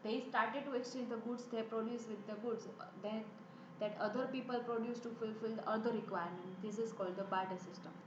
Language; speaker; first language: English; non-native, local second language; Gujarati